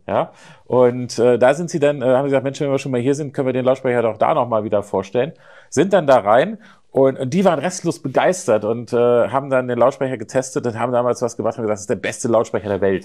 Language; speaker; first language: German; native; German